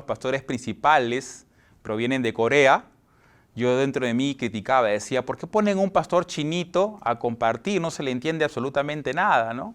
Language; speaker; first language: Spanish; native; Spanish